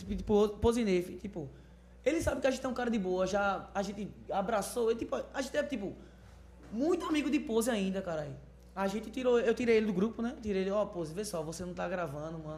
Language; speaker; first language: Portuguese; native; Portuguese